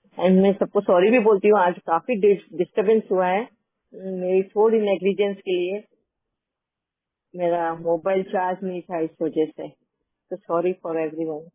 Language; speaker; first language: Hindi; native; Hindi